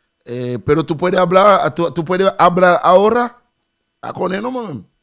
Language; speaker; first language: Spanish; non-native, learner; Haitian Creole